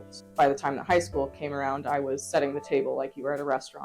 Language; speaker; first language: English; native; English